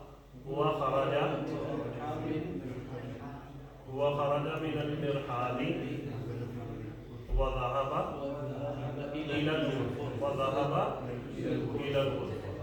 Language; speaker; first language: Arabic; non-native, learner; Urdu